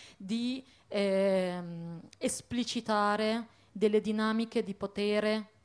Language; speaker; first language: Italian; early bilingual, other home language; Arabic